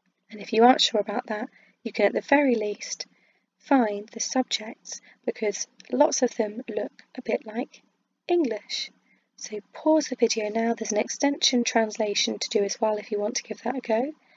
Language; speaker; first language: English; native; English